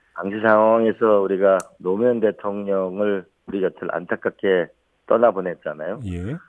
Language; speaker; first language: Korean; native; Korean